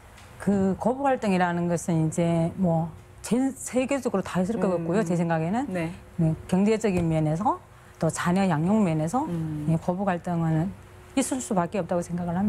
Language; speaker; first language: Korean; non-native, fluent; Chinese